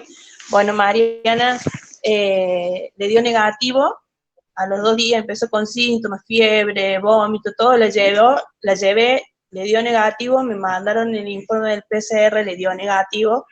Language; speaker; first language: Spanish; native; Spanish